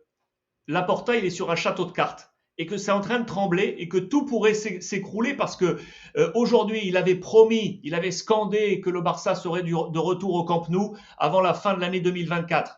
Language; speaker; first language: French; native; French